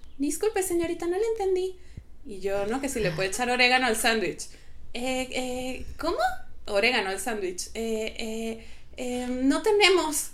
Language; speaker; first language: Spanish; native; Spanish